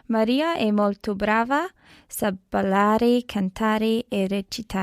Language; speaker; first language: Italian; non-native, learner; English